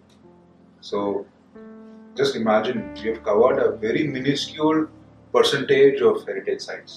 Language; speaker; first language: English; non-native, local second language; Tamil